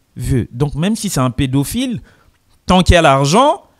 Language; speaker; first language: French; non-native, local second language; Lingala